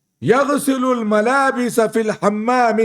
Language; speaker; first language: Arabic; non-native, fluent; Urdu